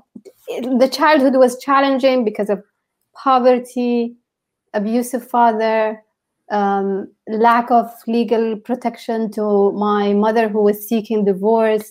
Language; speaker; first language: English; non-native, fluent; Arabic